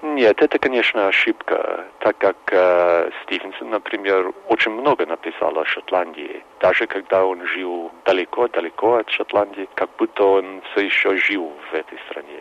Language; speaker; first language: Russian; non-native, fluent; English